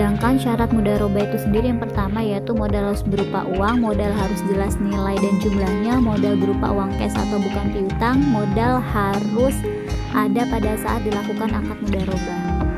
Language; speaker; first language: Indonesian; native; Indonesian